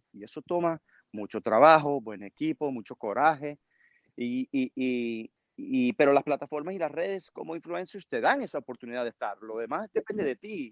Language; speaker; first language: Spanish; early bilingual, heritage; Spanish